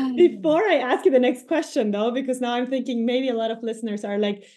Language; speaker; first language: English; non-native, fluent; Spanish